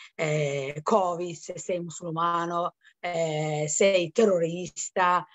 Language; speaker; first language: Italian; non-native, fluent; Somali